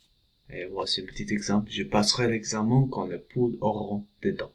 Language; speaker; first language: French; non-native, fluent; English